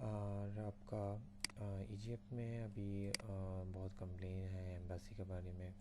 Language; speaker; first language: Hindi; non-native, fluent; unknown